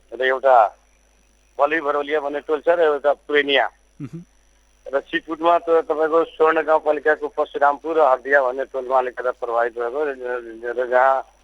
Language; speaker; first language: Nepali; non-native, local second language; Bhojpuri